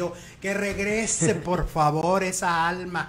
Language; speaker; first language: Spanish; native; Spanish